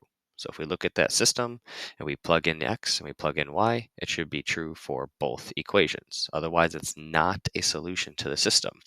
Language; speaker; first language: English; native; English